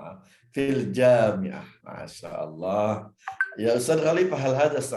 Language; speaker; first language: Arabic; non-native, fluent; Indonesian